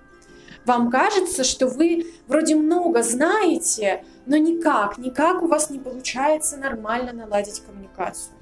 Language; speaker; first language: Russian; native; Russian